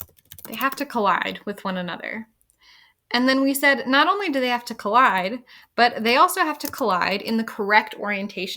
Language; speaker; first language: English; native; English